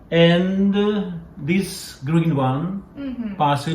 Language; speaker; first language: English; non-native, learner; Russian